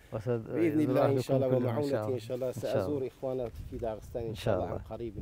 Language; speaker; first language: Arabic; non-native, fluent; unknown